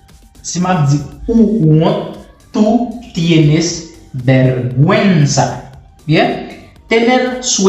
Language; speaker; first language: Spanish; non-native, learner; Haitian Creole